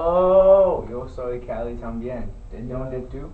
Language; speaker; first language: Spanish; non-native, learner; English